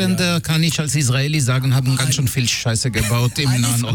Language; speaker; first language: German; non-native, fluent; Hebrew